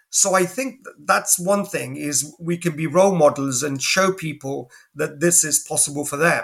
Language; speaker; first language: English; native; English